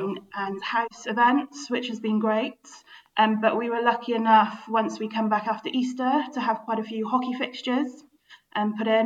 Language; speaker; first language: English; native; English